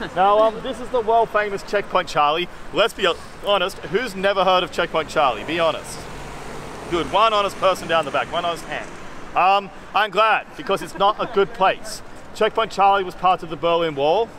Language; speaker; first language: English; native; English